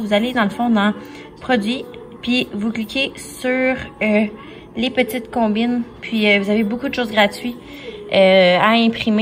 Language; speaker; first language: French; native; French